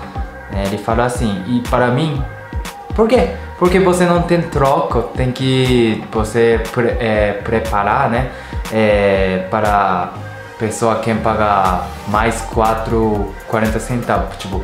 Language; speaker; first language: Portuguese; non-native, learner; Japanese